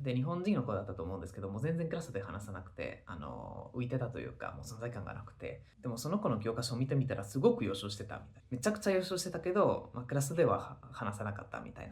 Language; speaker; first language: Japanese; non-native, fluent; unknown